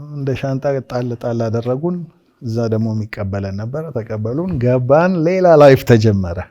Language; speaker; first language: Amharic; native; Amharic